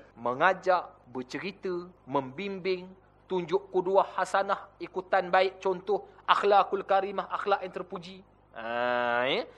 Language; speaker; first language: Malay; native; Malay